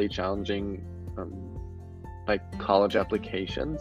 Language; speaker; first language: English; non-native, fluent; German